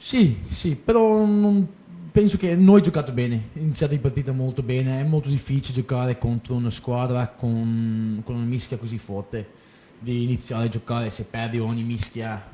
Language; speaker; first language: Italian; non-native, fluent; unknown